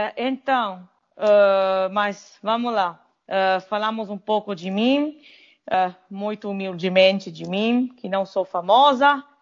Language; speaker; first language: Portuguese; non-native, fluent; Italian